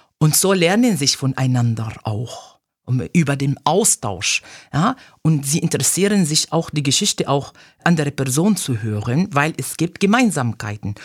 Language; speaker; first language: German; non-native, fluent; Arabic